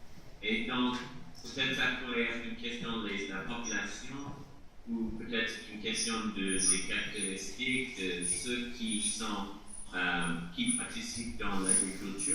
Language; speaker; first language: French; non-native, fluent; English